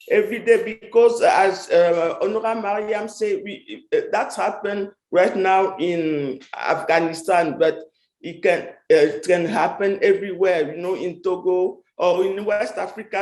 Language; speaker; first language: English; non-native, fluent; French